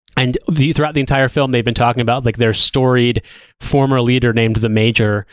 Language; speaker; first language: English; native; English